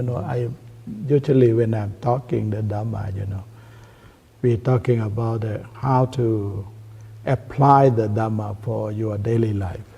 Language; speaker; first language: English; non-native, learner; Thai